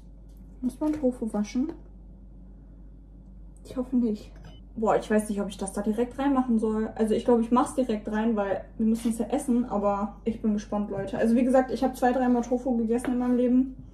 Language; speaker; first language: German; native; German